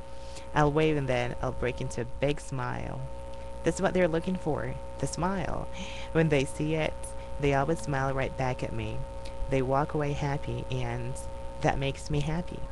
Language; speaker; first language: English; native; English